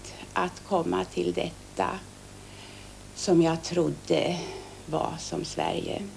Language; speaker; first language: Swedish; early bilingual, other home language; Finnish